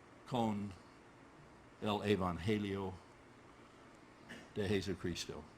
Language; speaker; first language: Spanish; non-native, learner; English